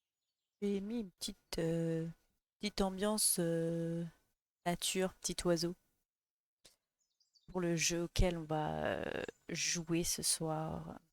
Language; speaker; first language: French; native; French